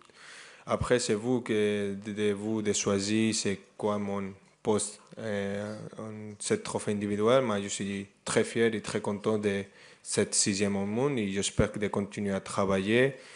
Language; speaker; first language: French; non-native, fluent; Spanish